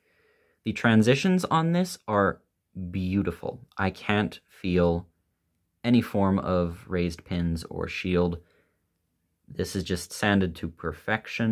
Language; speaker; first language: English; native; English